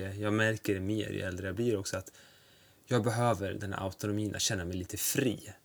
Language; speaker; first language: Swedish; native; Swedish